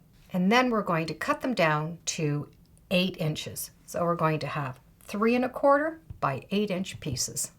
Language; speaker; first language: English; native; English